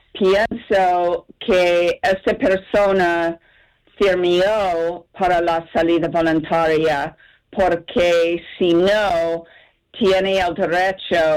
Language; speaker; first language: Spanish; non-native, fluent; English